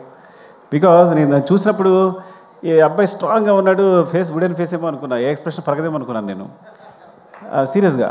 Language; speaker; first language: Telugu; native; Telugu